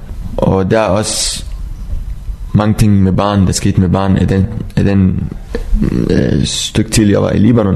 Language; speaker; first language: Danish; non-native, learner; Arabic